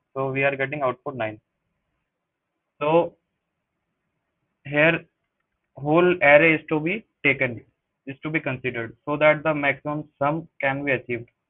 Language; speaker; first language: English; non-native, local second language; Hindi